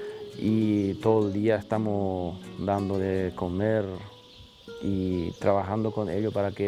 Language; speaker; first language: Spanish; non-native, local second language; German